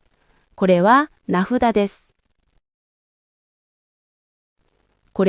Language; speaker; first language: Japanese; non-native, fluent; Korean